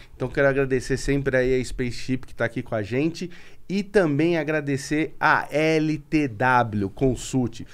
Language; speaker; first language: Portuguese; native; Portuguese